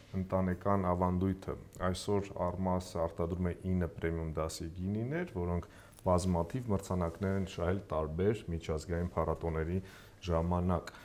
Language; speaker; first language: Armenian; native; Armenian